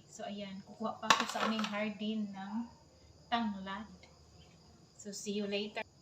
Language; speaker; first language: Filipino; non-native, local second language; Cebuano